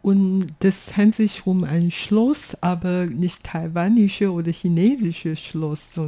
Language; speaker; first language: German; non-native, fluent; Chinese